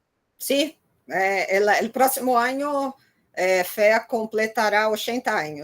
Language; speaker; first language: Spanish; non-native, fluent; Portuguese